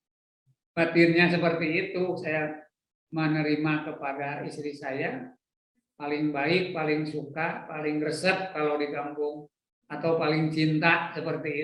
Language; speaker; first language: Indonesian; non-native, local second language; Sundanese